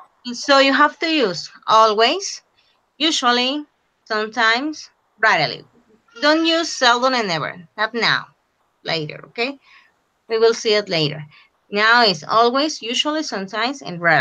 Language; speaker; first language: English; non-native, fluent; Spanish